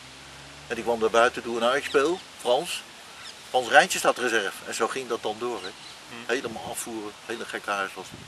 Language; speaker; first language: Dutch; native; Dutch